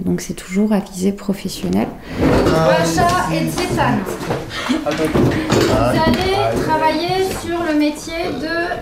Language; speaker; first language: French; native; French